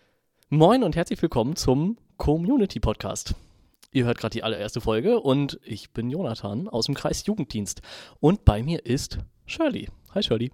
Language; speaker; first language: German; native; German